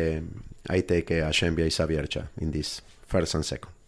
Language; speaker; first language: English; non-native, learner; Spanish